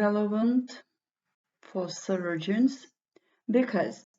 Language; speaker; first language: English; non-native, fluent; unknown